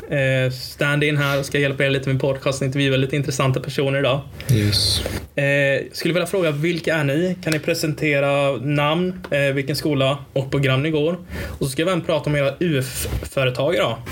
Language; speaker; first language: Swedish; native; Swedish